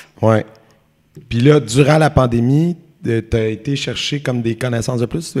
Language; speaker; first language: French; native; French